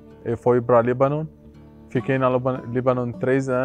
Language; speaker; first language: Portuguese; non-native, learner; Arabic